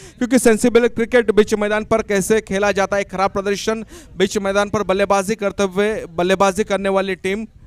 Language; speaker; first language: Hindi; non-native, local second language; Marathi